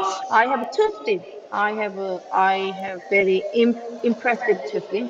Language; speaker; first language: English; non-native, learner; Korean